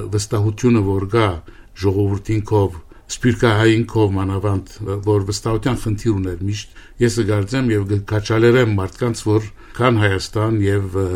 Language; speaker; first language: Armenian; early bilingual, heritage; Armenian